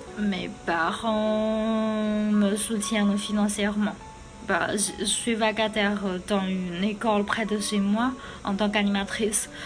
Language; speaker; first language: French; non-native, fluent; Chinese